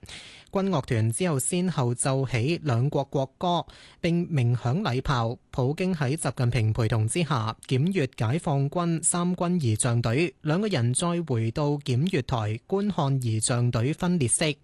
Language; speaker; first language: Cantonese; native; Cantonese